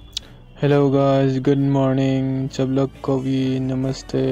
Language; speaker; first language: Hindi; non-native, local second language; Bodo